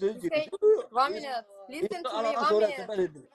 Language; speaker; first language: English; non-native, learner; Turkish